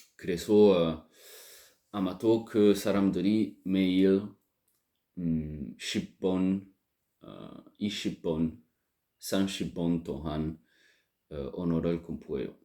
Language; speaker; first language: Korean; non-native, learner; French